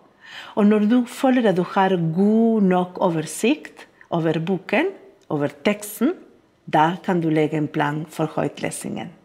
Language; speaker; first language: Norwegian; non-native, fluent; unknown